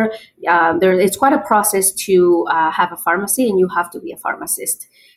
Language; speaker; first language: English; non-native, fluent; Spanish